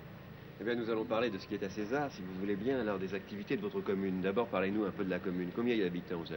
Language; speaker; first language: French; native; French